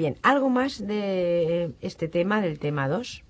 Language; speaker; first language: Spanish; native; Spanish